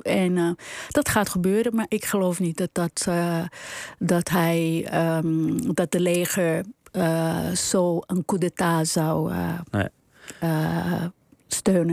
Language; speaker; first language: Dutch; non-native, fluent; Portuguese